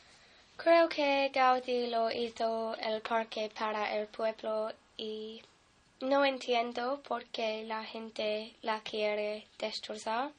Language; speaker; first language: Spanish; non-native, fluent; English